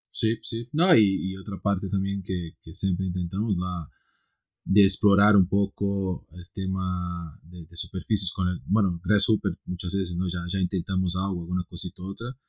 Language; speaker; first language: Spanish; non-native, fluent; Portuguese